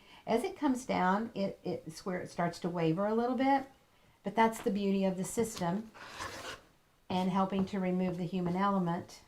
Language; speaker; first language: English; native; English